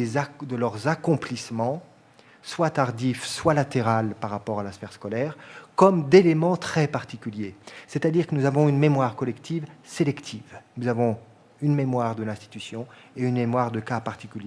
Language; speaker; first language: French; native; French